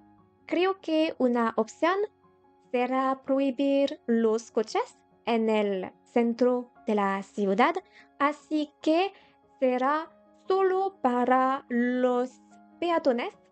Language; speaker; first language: Spanish; non-native, learner; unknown